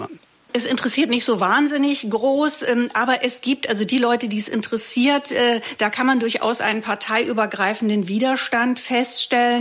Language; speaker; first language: German; native; German